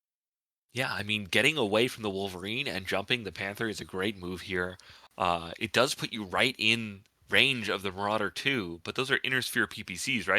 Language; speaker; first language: English; native; English